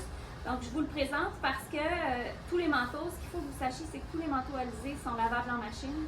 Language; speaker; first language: French; native; French